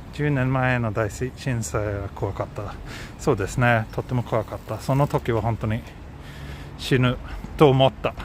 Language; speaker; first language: Japanese; non-native, fluent; Swedish